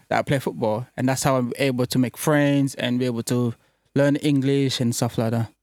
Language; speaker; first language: English; early bilingual, other home language; French